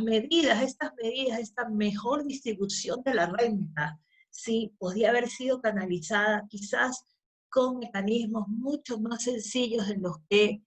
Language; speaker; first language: Spanish; native; Spanish